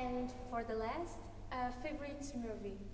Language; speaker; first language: English; non-native, fluent; Portuguese